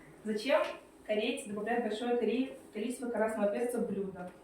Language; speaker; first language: Russian; native; Russian